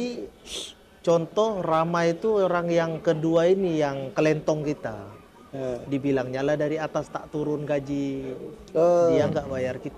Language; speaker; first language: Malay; early bilingual, heritage; Indonesian